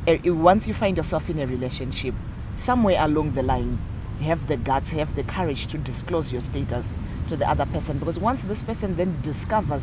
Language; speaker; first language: English; non-native, local second language; Shona